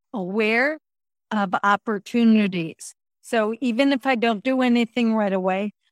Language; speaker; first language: English; native; English